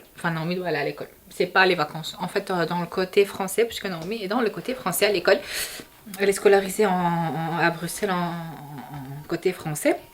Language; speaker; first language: French; native; French